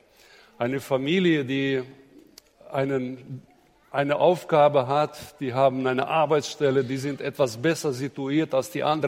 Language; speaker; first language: German; native; German